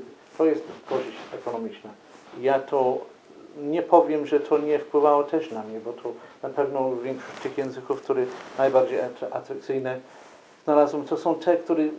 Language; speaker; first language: Polish; non-native, fluent; English